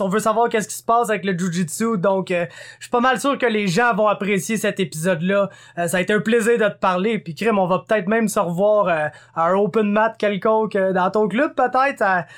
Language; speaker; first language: French; native; French